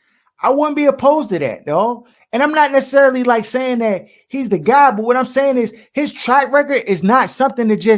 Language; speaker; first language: English; native; English